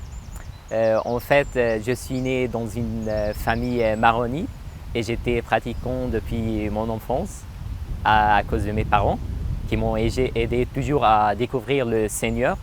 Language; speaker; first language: French; non-native, local second language; Arabic